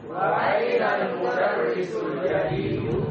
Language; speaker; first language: Arabic; non-native, learner; Indonesian